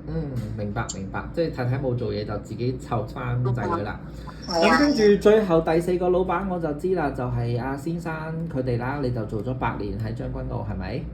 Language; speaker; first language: Cantonese; native; Cantonese